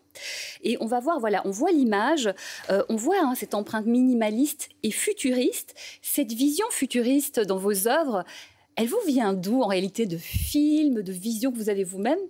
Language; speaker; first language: French; native; French